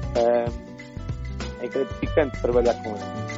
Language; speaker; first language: Portuguese; native; Portuguese